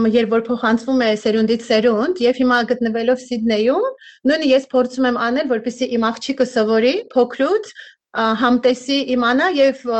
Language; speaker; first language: Armenian; native; Armenian